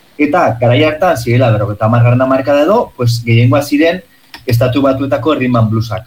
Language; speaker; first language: Basque; non-native, local second language; Spanish